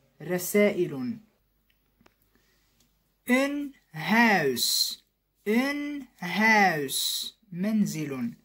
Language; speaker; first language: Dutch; non-native, fluent; Arabic